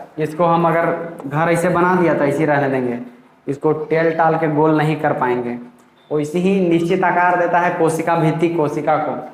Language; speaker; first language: Hindi; native; Hindi